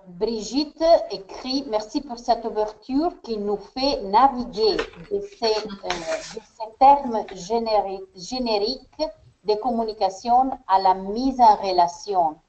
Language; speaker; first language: French; non-native, fluent; Spanish